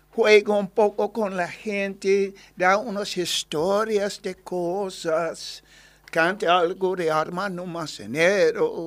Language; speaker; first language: Spanish; non-native, learner; English